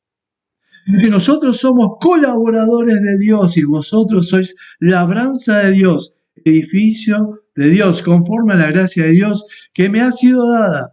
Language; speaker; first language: Spanish; native; Spanish